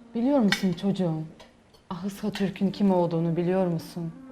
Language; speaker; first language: Turkish; early bilingual, heritage; Uzbek